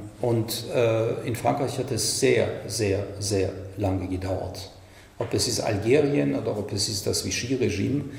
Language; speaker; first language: German; non-native, fluent; French